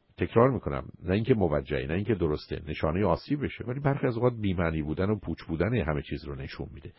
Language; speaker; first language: Persian; native; Persian